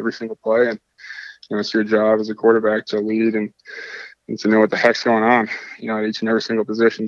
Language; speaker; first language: English; native; English